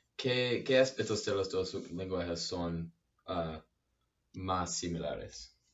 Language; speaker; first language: Spanish; non-native, learner; English